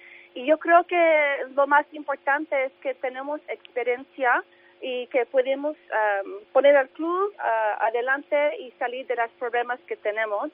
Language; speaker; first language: Spanish; early bilingual, heritage; English